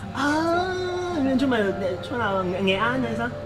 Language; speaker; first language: Vietnamese; non-native, learner; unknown